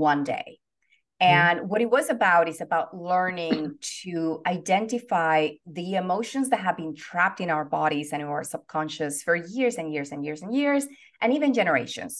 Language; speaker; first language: English; non-native, fluent; Spanish